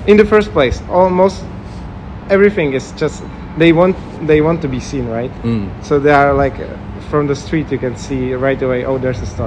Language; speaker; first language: English; non-native, fluent; Czech